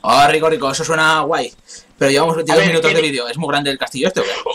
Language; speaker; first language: Spanish; native; Spanish